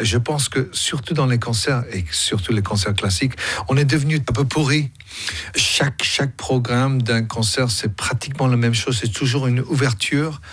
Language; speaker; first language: French; non-native, fluent; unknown